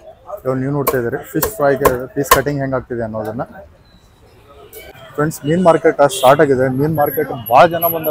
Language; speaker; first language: Kannada; native; Kannada